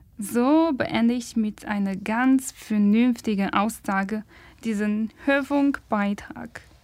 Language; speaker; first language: German; non-native, fluent; Chinese